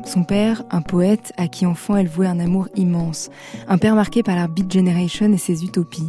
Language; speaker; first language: French; native; French